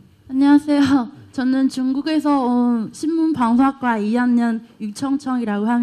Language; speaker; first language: Korean; non-native, learner; Chinese